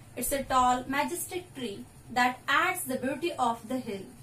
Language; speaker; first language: English; non-native, local second language; Marathi